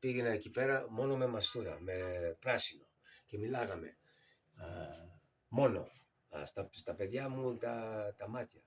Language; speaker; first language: Greek; early bilingual, heritage; Greek